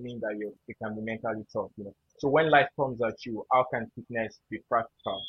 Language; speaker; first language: English; non-native, local second language; Yoruba